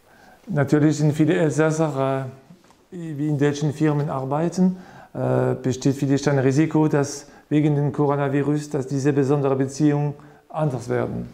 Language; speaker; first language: German; non-native, fluent; French